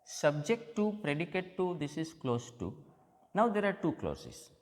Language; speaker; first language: English; non-native, local second language; Gujarati